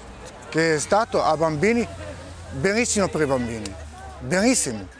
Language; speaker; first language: Italian; non-native, learner; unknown